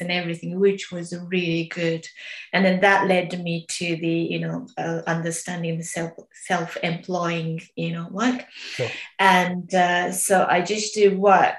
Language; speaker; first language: English; non-native, learner; Japanese